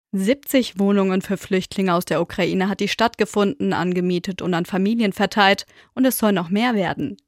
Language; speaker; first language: German; native; German